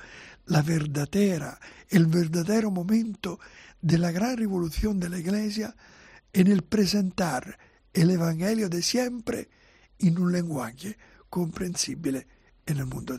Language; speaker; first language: Spanish; non-native, fluent; Italian